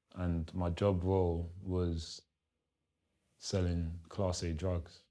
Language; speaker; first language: English; early bilingual, other home language; Lingala